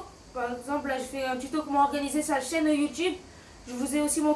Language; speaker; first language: French; native; French